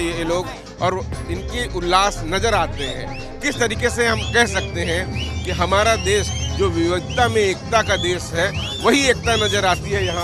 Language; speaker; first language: Hindi; native; Hindi